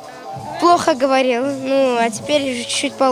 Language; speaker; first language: Russian; early bilingual, other home language; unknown